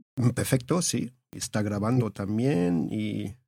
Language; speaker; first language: Spanish; early bilingual, heritage; Spanish